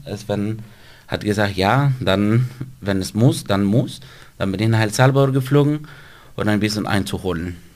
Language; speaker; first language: German; non-native, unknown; Spanish